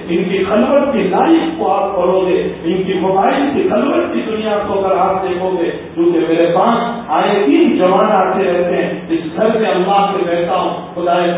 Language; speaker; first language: Urdu; non-native, local second language; Gujarati